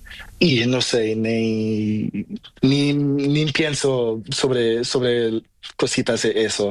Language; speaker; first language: Spanish; non-native, learner; Portuguese